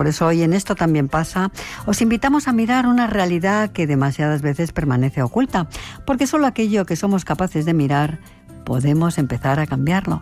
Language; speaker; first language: Spanish; native; Spanish